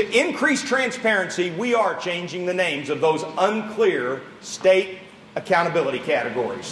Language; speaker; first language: English; native; English